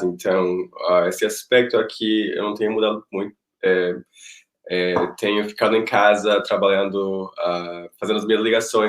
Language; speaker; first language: Portuguese; non-native, fluent; Spanish